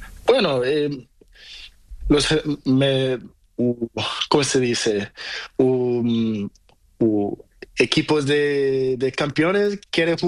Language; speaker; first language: Spanish; non-native, learner; Portuguese